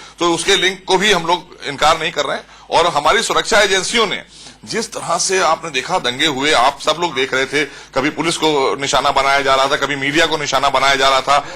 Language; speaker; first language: Hindi; native; Hindi